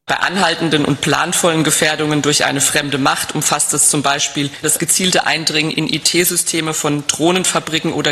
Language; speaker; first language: German; native; German